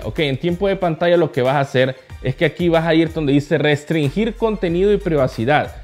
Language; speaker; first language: Spanish; native; Spanish